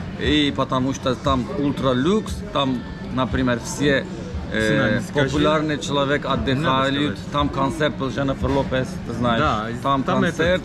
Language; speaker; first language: Russian; non-native, learner; Turkish